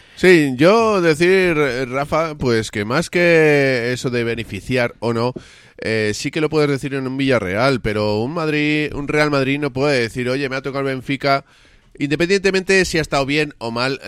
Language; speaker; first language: Spanish; native; Spanish